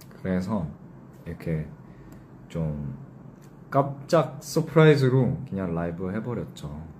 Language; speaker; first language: Korean; early bilingual, heritage; English